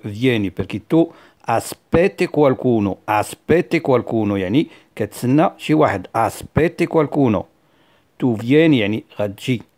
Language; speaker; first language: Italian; non-native, fluent; Arabic